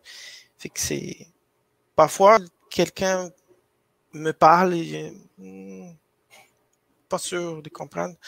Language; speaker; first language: French; non-native, fluent; Portuguese